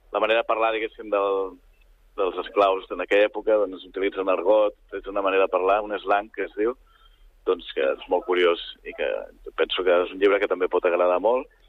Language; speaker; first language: Catalan; native; Catalan